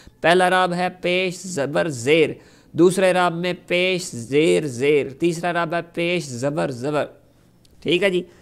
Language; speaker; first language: Urdu; non-native, local second language; Punjabi